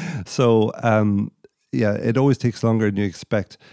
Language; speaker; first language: English; native; English